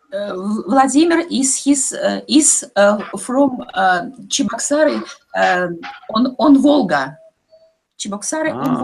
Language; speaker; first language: English; non-native, learner; Russian